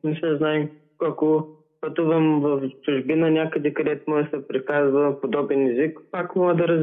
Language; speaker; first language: Bulgarian; early bilingual, heritage; Bulgarian